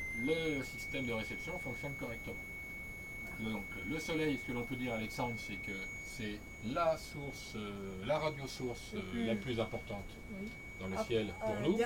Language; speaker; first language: French; native; French